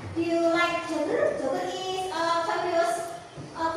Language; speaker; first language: English; non-native, learner; Indonesian